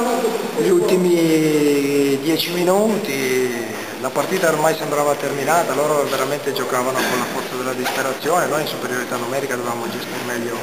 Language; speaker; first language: Italian; native; Italian